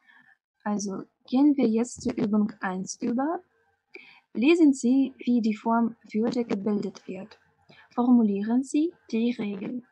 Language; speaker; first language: German; non-native, fluent; Russian